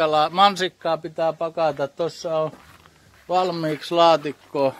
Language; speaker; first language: Finnish; native; Finnish